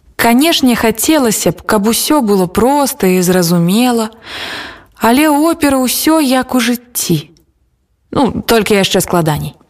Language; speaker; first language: Belarusian; native; Belarusian